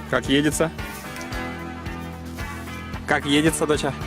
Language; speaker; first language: Russian; native; Russian